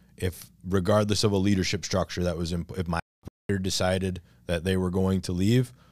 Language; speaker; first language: English; native; English